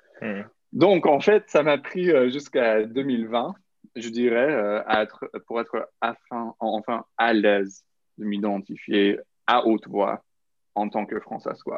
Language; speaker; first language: French; non-native, local second language; English